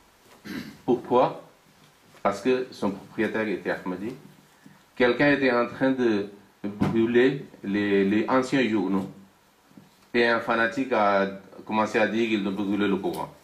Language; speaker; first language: French; non-native, fluent; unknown